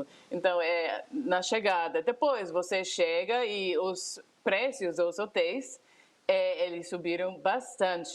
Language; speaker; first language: Portuguese; non-native, fluent; English